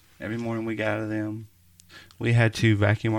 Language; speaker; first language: English; native; English